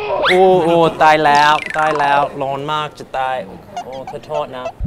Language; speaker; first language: Thai; non-native, learner; English